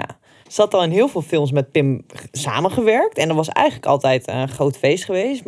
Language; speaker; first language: Dutch; native; Dutch